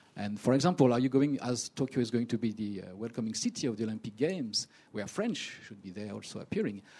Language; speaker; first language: English; non-native, fluent; French